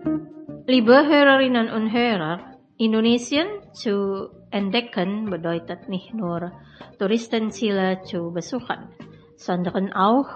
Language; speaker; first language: German; non-native, fluent; Indonesian